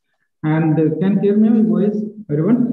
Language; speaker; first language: English; non-native, learner; Malayalam